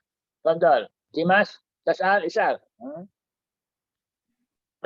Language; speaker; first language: Arabic; non-native, fluent; Indonesian